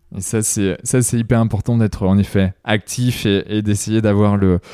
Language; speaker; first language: French; native; French